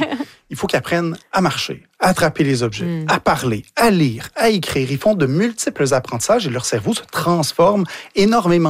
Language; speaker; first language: French; native; French